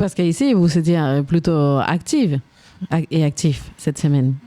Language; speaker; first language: French; native; French